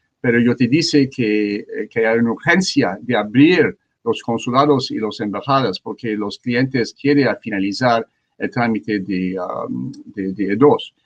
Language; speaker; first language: Spanish; non-native, learner; French